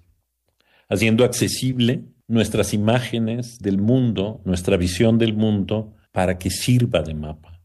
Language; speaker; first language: Spanish; native; Spanish